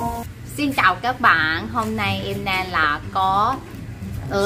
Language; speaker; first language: Vietnamese; non-native, learner; Thai